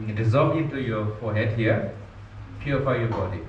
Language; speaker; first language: English; non-native, learner; Nepali